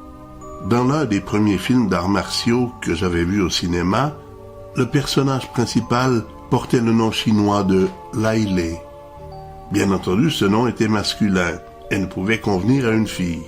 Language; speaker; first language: French; native; French